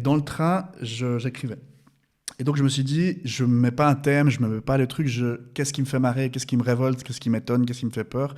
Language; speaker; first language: French; native; French